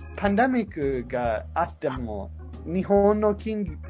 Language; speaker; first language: Japanese; non-native, fluent; English